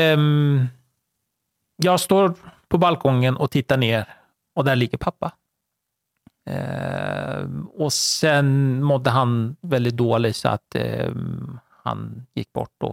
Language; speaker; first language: Swedish; non-native, fluent; Persian